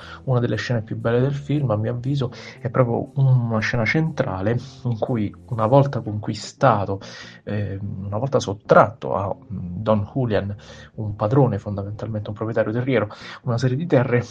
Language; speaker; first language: Italian; native; Italian